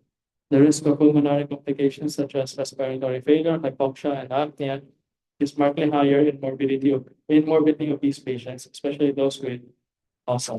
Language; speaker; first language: English; non-native, local second language; Filipino